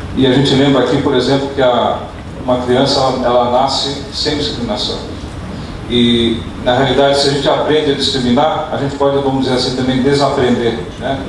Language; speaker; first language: Portuguese; early bilingual, other home language; Dutch